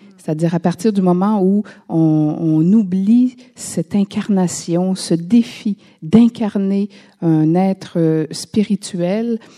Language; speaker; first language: French; native; French